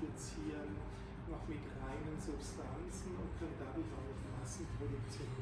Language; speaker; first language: German; native; German